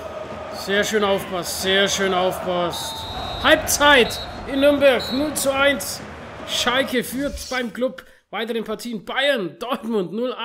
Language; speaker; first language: German; native; German